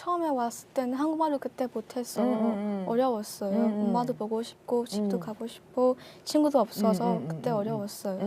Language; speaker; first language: Korean; non-native, learner; Burmese